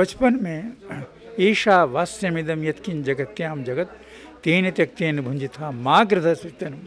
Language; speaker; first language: Hindi; native; Hindi